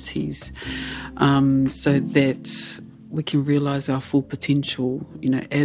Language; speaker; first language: English; non-native, local second language; Māori